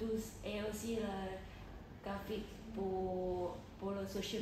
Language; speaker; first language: French; non-native, fluent; Thai